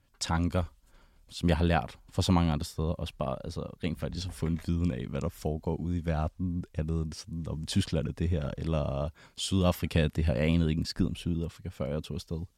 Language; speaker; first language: Danish; native; Danish